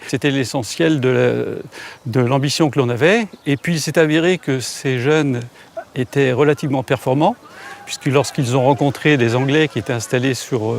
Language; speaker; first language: French; native; French